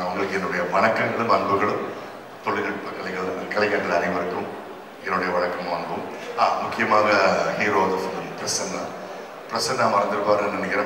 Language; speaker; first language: Tamil; native; Tamil